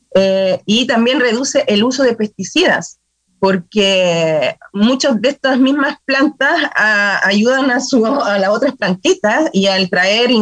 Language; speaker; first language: Spanish; native; Spanish